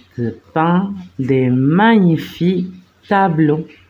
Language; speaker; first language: French; non-native, fluent; Spanish